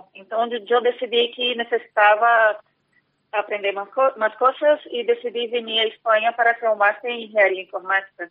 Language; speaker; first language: Spanish; non-native, fluent; Portuguese